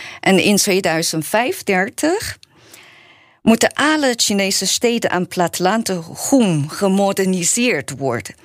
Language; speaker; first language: Dutch; non-native, learner; Chinese